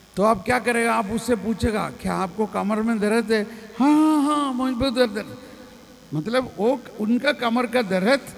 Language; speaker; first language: Hindi; non-native, local second language; Malayalam